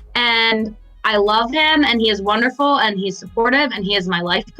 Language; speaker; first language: English; native; English